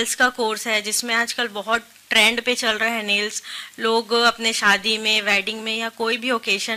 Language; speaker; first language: Hindi; native; Hindi